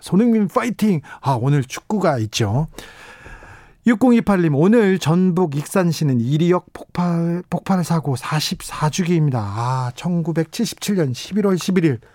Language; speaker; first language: Korean; native; Korean